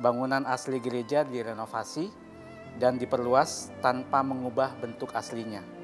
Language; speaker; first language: Indonesian; native; Indonesian